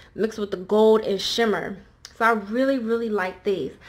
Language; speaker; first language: English; native; English